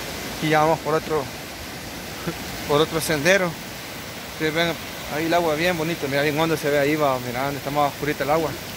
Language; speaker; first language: Spanish; native; Spanish